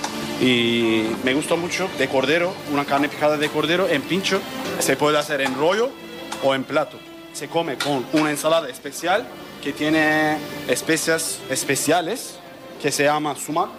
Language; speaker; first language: Spanish; non-native, learner; Turkish